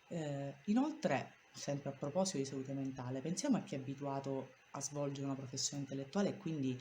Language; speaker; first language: Italian; native; Italian